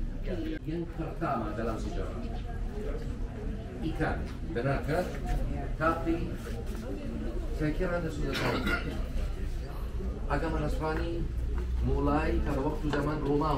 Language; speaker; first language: Indonesian; non-native, learner; Arabic